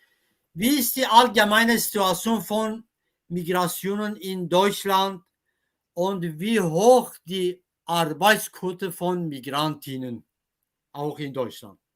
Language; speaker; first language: German; non-native, fluent; Kurdish